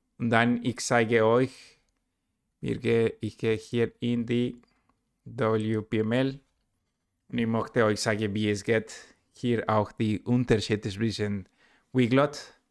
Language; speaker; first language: German; non-native, learner; Spanish